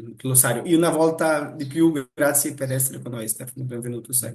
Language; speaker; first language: Italian; non-native, fluent; Portuguese